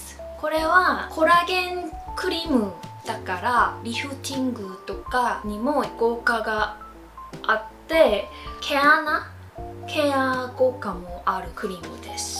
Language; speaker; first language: Japanese; non-native, fluent; Korean